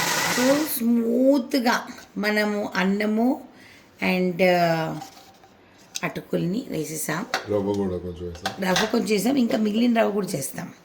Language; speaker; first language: Telugu; native; Telugu